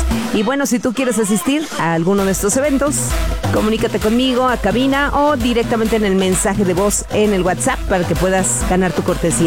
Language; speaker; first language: Spanish; native; Spanish